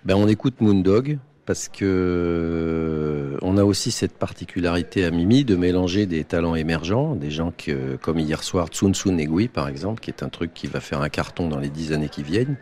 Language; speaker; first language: French; native; French